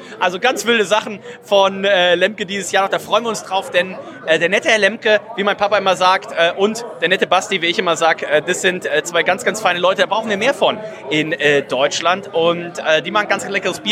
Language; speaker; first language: German; native; German